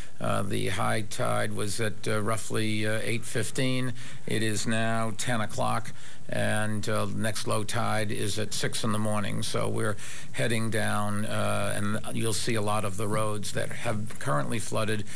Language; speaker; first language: English; native; English